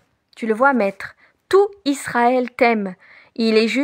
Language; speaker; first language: French; native; French